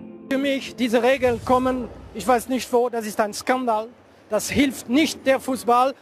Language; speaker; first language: German; non-native, fluent; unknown